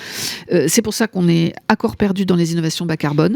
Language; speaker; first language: French; native; French